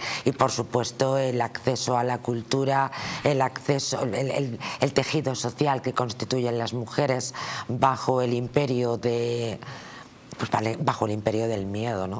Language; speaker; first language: Spanish; native; Spanish